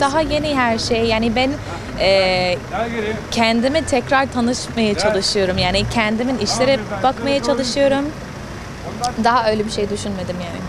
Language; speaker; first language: Turkish; non-native, fluent; English